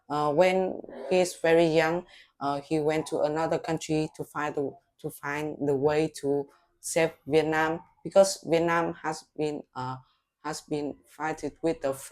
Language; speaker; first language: English; non-native, learner; Vietnamese